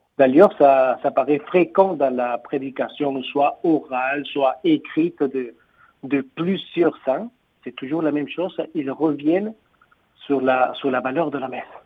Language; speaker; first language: French; non-native, fluent; Spanish